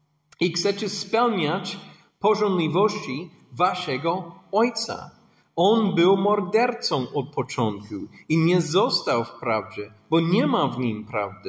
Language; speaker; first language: Polish; non-native, fluent; English